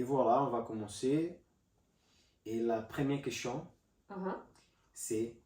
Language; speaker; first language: French; non-native, learner; Portuguese